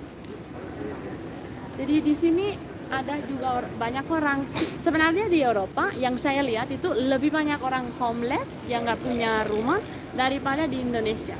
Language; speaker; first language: Indonesian; non-native, fluent; Spanish